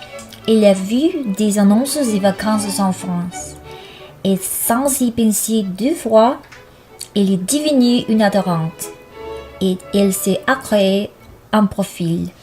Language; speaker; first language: French; non-native, learner; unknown